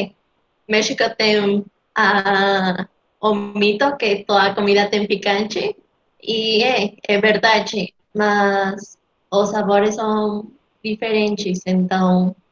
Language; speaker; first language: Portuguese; non-native, learner; Spanish